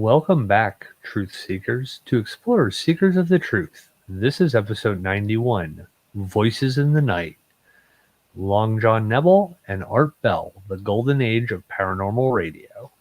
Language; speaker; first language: English; native; English